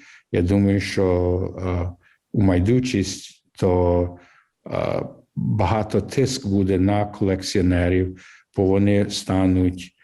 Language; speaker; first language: Ukrainian; early bilingual, heritage; English